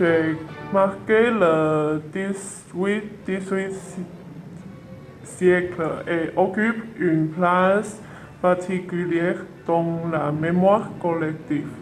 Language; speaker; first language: French; non-native, learner; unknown